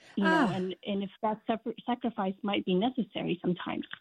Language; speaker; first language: English; non-native, fluent; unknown